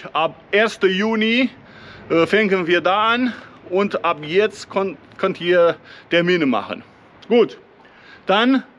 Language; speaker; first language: German; non-native, learner; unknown